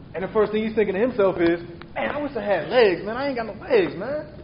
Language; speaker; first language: English; native; English